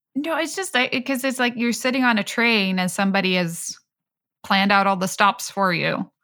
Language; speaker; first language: English; non-native, fluent; Swedish